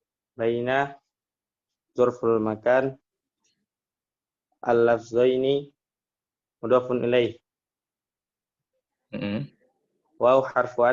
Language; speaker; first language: Arabic; non-native, learner; Indonesian